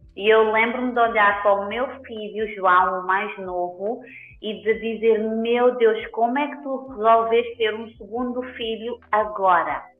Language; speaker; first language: Portuguese; non-native, local second language; Kabuverdianu